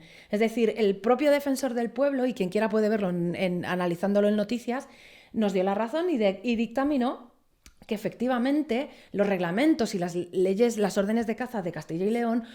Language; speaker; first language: Spanish; native; Spanish